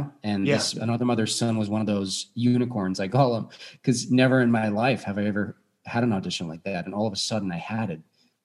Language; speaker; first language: English; non-native, fluent; Bulgarian